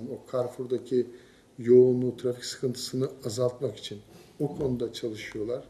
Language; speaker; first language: Turkish; native; Turkish